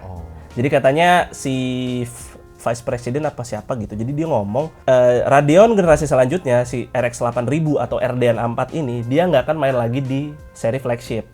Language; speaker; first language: Indonesian; native; Indonesian